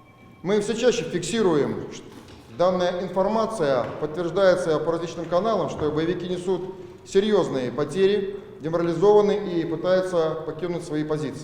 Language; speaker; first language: Russian; native; Russian